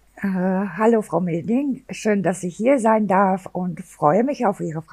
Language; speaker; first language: German; non-native, local second language; Albanian